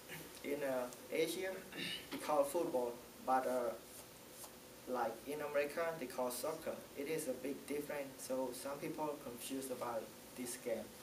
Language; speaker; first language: English; non-native, learner; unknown